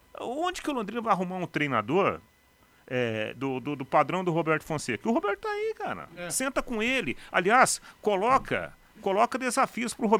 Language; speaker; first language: Portuguese; native; Portuguese